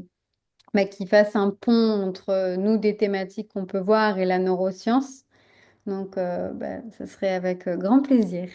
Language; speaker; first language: French; native; French